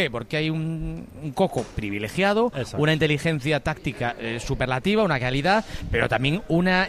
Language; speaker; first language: Spanish; native; Spanish